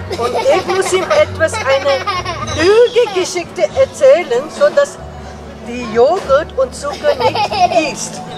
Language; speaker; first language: German; non-native, learner; Tibetan